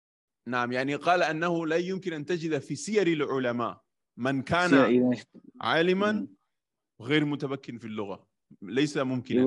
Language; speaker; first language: Arabic; non-native, fluent; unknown